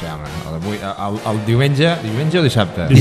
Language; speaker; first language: Catalan; native; Catalan